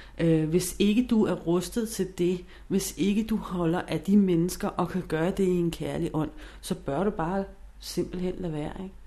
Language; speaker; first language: Danish; non-native, fluent; English